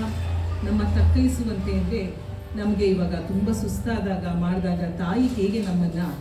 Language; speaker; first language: Kannada; native; Kannada